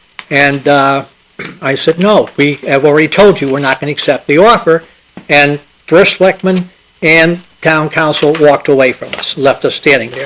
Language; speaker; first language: English; native; English